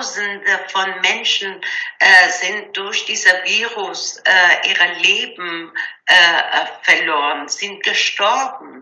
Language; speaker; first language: German; non-native, learner; Persian